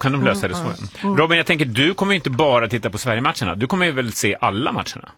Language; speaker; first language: Swedish; native; Swedish